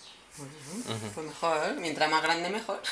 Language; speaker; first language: Spanish; native; Spanish